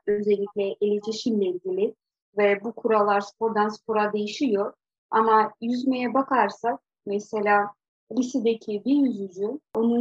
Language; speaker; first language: Turkish; non-native, fluent; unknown